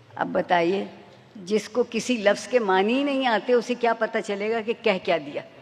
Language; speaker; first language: Urdu; native; Urdu